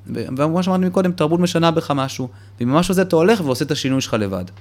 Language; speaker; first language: Hebrew; early bilingual, other home language; Russian